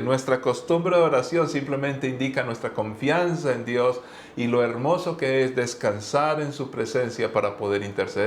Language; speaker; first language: Spanish; native; Spanish